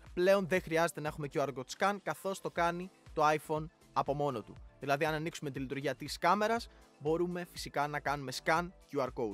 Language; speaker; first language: Greek; native; Greek